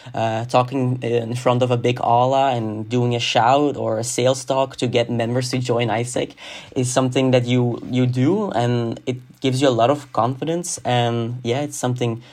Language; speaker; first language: English; non-native, fluent; Dutch